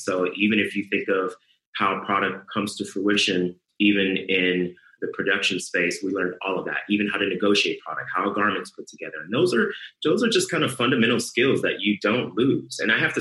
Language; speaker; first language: English; native; English